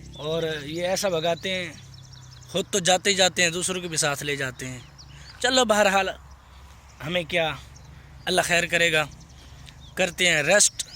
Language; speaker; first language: Urdu; non-native, local second language; Saraiki